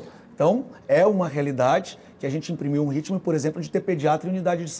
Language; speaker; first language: Portuguese; native; Portuguese